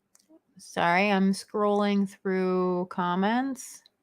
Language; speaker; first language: English; native; English